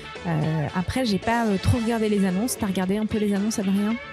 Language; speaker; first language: French; native; French